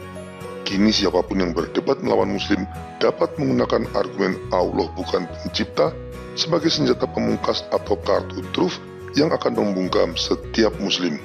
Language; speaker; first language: Indonesian; native; Indonesian